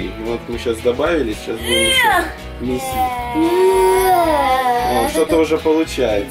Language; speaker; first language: Russian; native; Russian